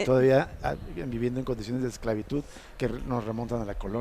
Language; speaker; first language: Spanish; native; Spanish